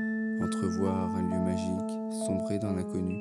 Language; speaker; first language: French; native; French